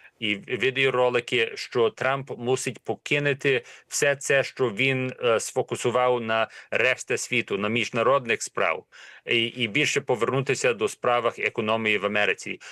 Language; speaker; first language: Ukrainian; early bilingual, heritage; Ukrainian